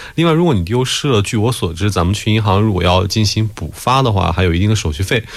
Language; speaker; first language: Chinese; native; Chinese